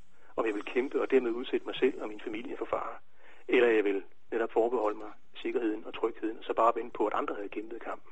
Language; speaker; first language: Danish; native; Danish